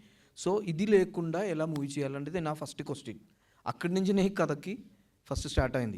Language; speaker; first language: Telugu; non-native, learner; Malayalam